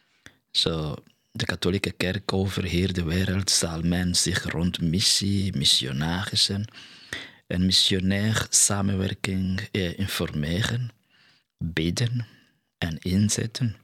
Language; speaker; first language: Dutch; non-native, fluent; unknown